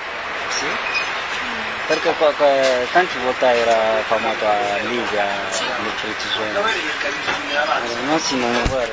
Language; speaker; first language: Italian; non-native, learner; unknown